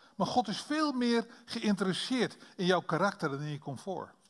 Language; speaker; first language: Dutch; native; Dutch